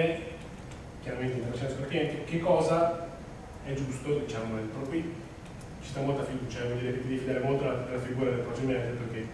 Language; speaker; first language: Italian; native; Italian